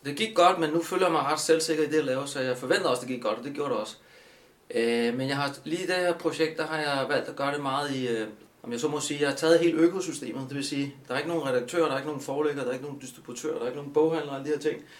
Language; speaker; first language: Danish; early bilingual, other home language; Spanish